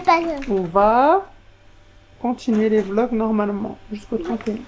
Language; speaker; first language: French; native; French